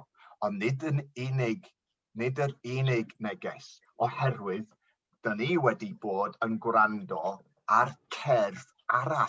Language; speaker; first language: Welsh; non-native, local second language; English